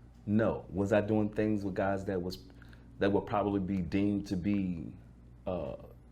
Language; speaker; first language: English; native; English